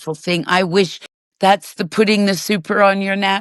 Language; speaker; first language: English; native; English